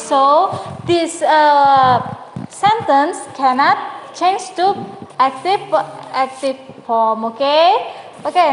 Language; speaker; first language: English; non-native, learner; Indonesian